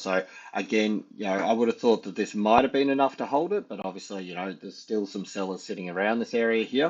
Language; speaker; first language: English; native; English